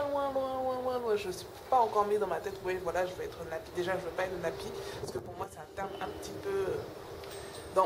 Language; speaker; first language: French; non-native, local second language; Wolof